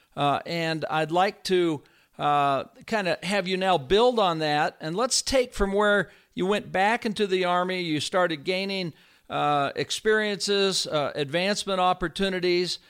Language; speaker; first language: English; native; English